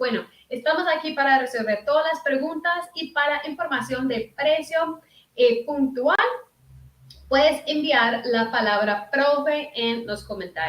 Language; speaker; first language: Spanish; early bilingual, heritage; Spanish